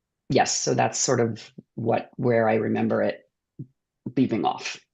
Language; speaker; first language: English; native; English